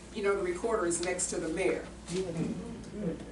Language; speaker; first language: English; native; English